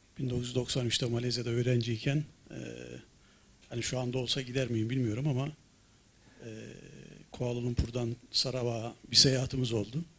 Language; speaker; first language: Turkish; native; Turkish